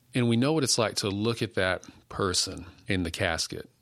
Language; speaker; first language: English; native; English